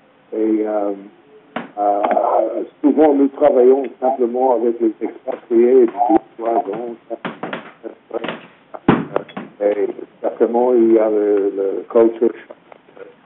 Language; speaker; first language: French; non-native, fluent; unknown